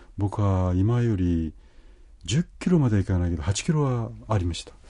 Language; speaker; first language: Japanese; early bilingual, other home language; Korean